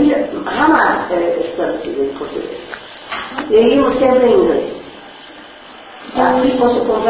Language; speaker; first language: Spanish; non-native, learner; Portuguese